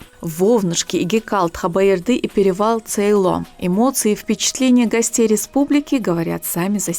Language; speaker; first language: Russian; native; Russian